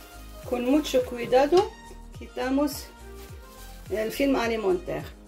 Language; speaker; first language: Spanish; non-native, fluent; Arabic